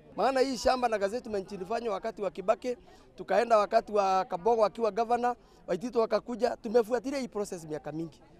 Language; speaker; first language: Swahili; non-native, local second language; Kikuyu